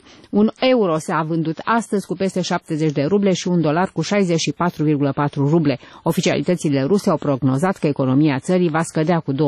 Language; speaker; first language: Romanian; native; Romanian